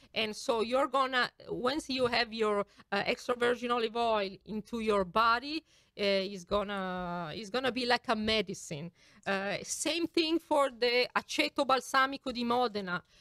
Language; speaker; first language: English; non-native, fluent; Italian